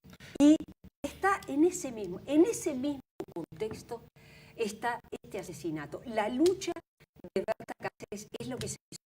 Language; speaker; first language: Spanish; native; Spanish